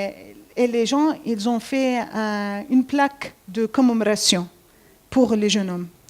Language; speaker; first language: French; non-native, fluent; Arabic